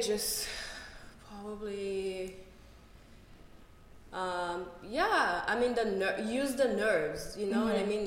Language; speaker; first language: English; native; English